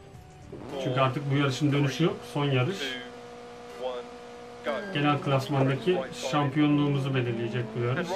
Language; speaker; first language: Turkish; native; Turkish